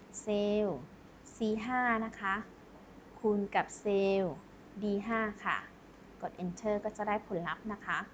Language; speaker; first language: Thai; native; Thai